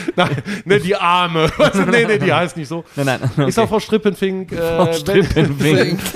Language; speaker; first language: German; native; German